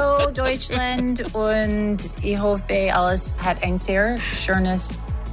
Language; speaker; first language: German; non-native, learner; English